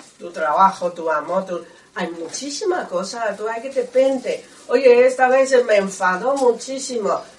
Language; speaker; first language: Spanish; non-native, learner; Chinese